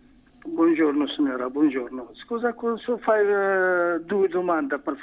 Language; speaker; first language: Italian; non-native, learner; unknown